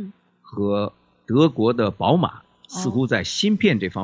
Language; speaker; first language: Chinese; native; Chinese